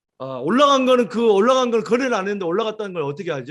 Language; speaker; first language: Korean; native; Korean